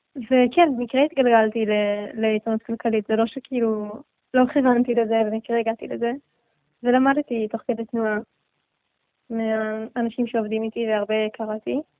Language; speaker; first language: Hebrew; native; Hebrew